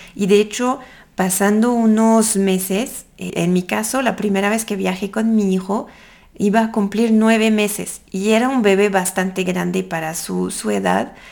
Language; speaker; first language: Spanish; non-native, fluent; French